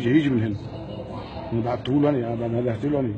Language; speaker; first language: Arabic; native; Arabic